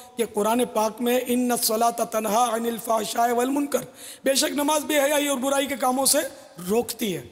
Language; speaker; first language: Urdu; non-native, local second language; Memoni